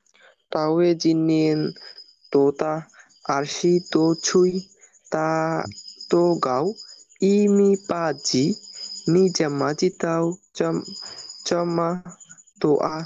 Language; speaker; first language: Chinese; non-native, learner; Bangla